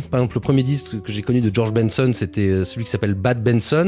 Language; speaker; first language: French; native; French